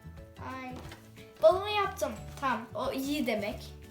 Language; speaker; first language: Turkish; early bilingual, heritage; Turkish